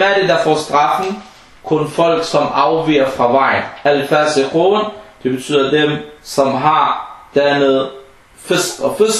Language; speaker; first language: Danish; non-native, fluent; Arabic